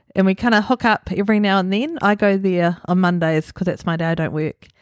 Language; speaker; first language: English; native; English